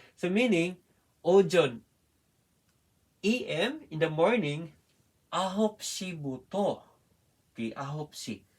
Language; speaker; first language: English; non-native, learner; Filipino